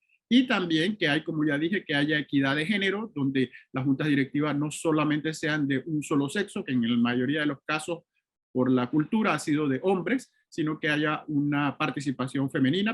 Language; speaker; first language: Spanish; native; Spanish